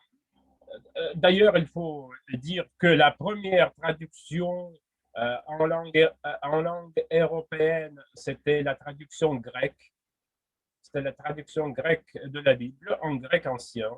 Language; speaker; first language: French; non-native, fluent; Russian